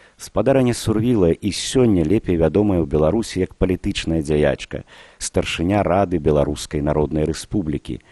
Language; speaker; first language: Belarusian; native; Belarusian